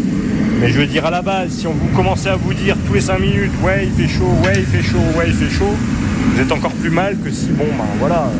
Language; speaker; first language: French; native; French